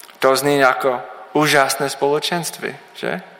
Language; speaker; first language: Czech; non-native, learner; English